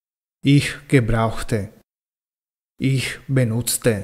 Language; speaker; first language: German; non-native, fluent; Italian